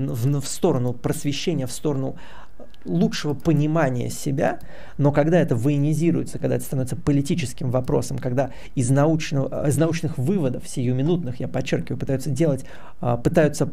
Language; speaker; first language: Russian; native; Russian